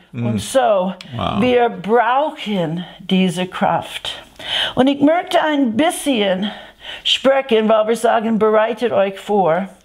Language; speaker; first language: German; non-native, fluent; English